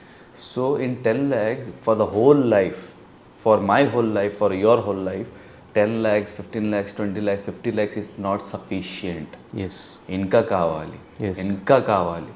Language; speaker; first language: Telugu; non-native, learner; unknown